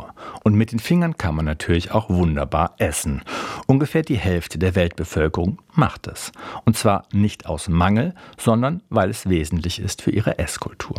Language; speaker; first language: German; native; German